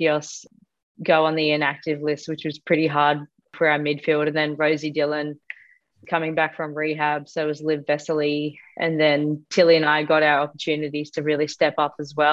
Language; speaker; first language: English; native; English